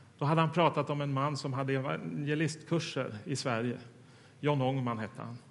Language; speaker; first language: Swedish; native; Swedish